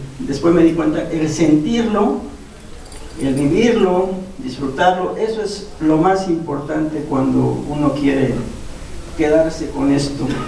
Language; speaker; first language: Spanish; non-native, local second language; Nahuatl languages